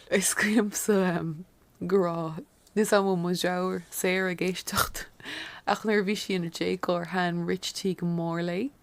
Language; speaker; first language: Irish; non-native, local second language; English